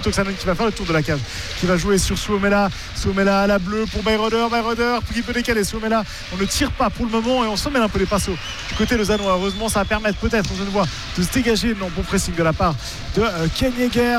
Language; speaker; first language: French; native; French